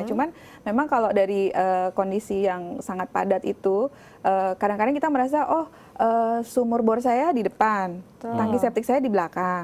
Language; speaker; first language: Indonesian; native; Indonesian